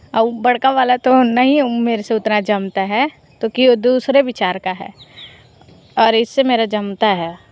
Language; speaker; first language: Hindi; native; Hindi